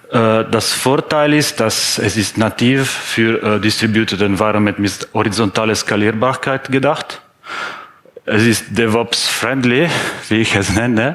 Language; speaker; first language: German; non-native, fluent; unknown